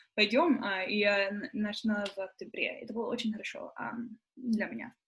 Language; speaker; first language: Russian; non-native, fluent; English